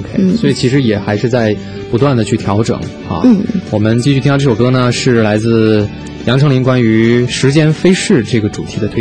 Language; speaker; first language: Chinese; native; Chinese